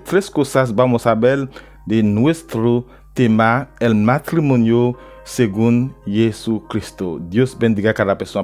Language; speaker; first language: Spanish; non-native, learner; Haitian Creole